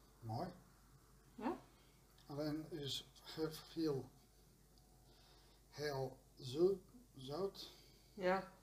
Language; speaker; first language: Dutch; non-native, learner; Serbian